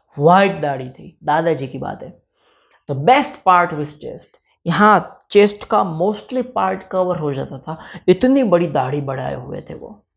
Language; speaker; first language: Hindi; non-native, local second language; Gujarati